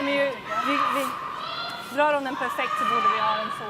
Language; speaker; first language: Swedish; native; Swedish